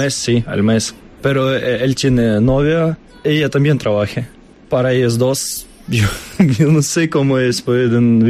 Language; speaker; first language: Spanish; non-native, learner; Russian